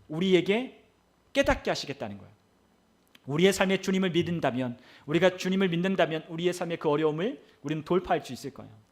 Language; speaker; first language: Korean; native; Korean